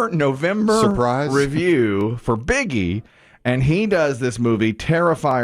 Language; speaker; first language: English; native; English